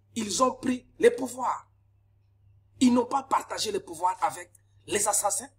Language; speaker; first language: French; non-native, local second language; Lingala